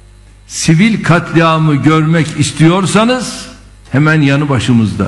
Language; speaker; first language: Turkish; native; Turkish